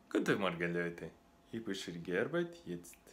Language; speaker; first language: German; non-native, learner; Russian